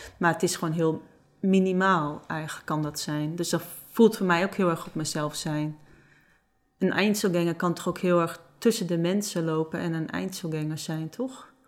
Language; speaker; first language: Dutch; non-native, local second language; Western Frisian